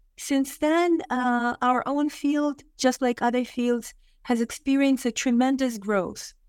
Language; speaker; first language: English; non-native, fluent; Russian